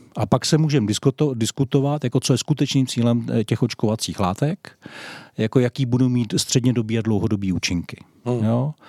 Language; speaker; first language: Czech; native; Czech